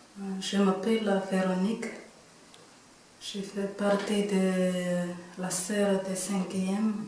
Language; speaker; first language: French; non-native, local second language; Malagasy